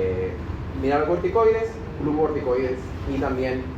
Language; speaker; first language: Spanish; native; Spanish